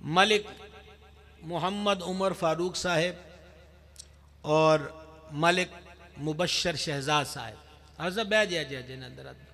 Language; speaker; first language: Urdu; non-native, local second language; Punjabi